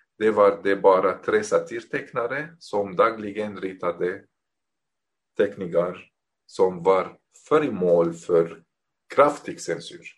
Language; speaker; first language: Swedish; non-native, fluent; Arabic